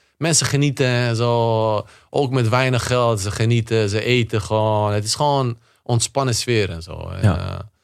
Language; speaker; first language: Dutch; early bilingual, other home language; Bosnian